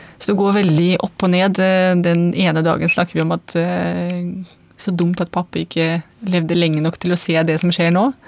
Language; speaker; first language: Norwegian; non-native, fluent; Russian